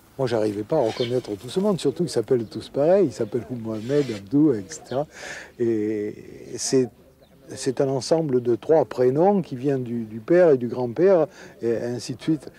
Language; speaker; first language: French; native; French